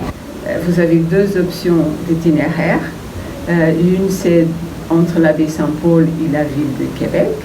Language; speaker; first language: French; non-native, fluent; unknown